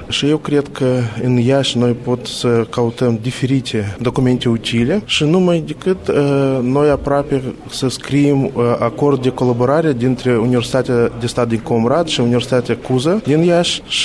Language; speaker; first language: Romanian; non-native, learner; Gagauz